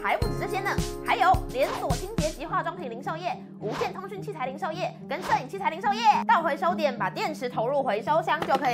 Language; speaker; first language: Chinese; native; Chinese